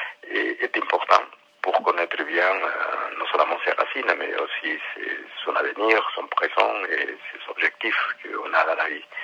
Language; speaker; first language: French; non-native, fluent; Spanish